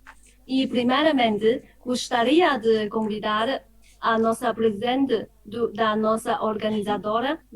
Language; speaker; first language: Portuguese; non-native, fluent; Chinese